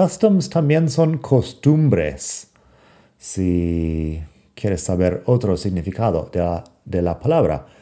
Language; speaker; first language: Spanish; non-native, fluent; English